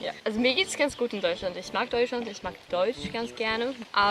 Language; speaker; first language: German; non-native, fluent; Swedish